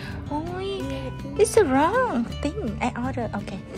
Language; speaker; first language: English; non-native, learner; Vietnamese